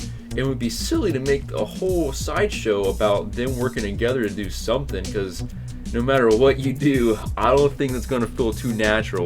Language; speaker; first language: English; native; English